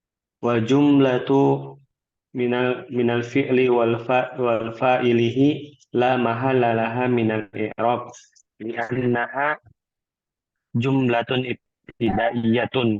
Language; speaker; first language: Arabic; non-native, learner; Indonesian